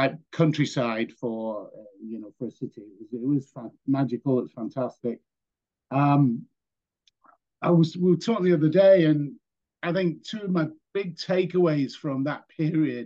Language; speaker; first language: English; native; English